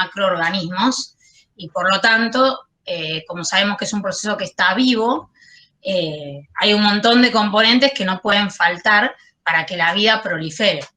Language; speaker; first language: Spanish; native; Spanish